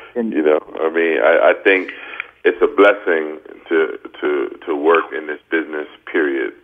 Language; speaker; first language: English; native; English